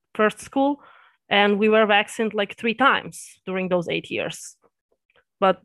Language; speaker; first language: English; early bilingual, other home language; Serbian